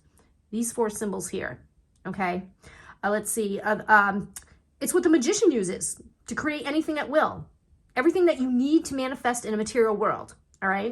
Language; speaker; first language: English; native; English